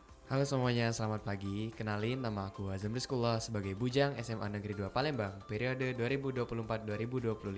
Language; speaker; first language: Indonesian; native; Indonesian